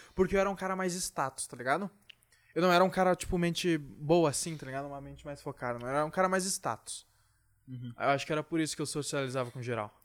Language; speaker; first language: Portuguese; native; Portuguese